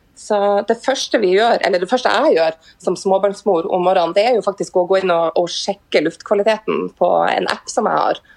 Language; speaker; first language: Norwegian; native; Norwegian